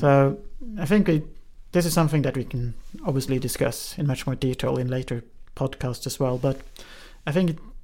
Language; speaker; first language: English; non-native, fluent; Norwegian